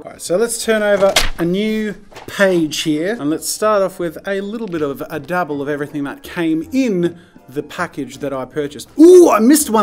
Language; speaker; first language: English; native; English